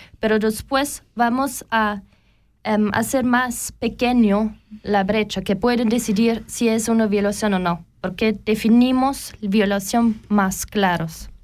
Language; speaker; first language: Spanish; non-native, learner; German